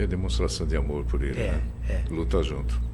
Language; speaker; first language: Portuguese; native; Portuguese